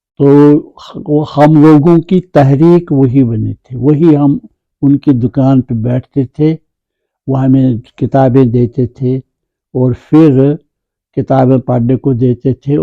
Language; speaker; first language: Urdu; non-native, local second language; Kashmiri